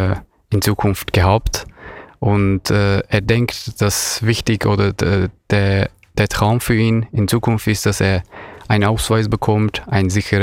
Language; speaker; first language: German; non-native, fluent; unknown